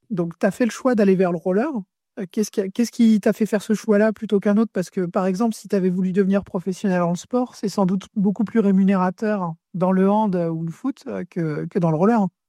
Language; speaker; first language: French; native; French